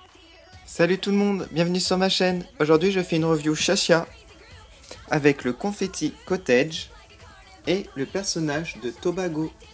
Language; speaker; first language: French; native; French